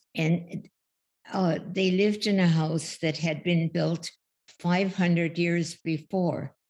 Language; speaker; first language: English; early bilingual, other home language; German